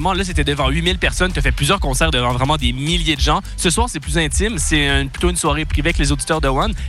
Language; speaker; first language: French; native; French